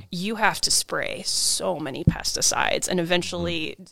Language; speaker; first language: English; native; English